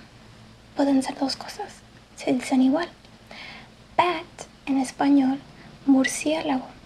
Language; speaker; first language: Spanish; early bilingual, heritage; English